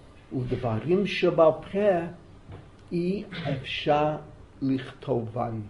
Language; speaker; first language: Hebrew; non-native, fluent; English